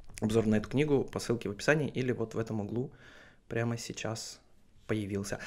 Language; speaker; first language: Russian; native; Russian